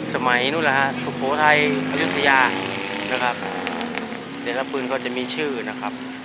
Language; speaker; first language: Thai; native; Thai